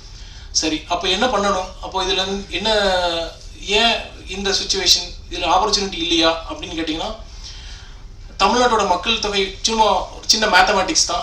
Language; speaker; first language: Tamil; native; Tamil